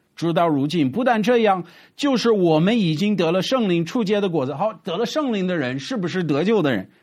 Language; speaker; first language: Chinese; non-native, fluent; English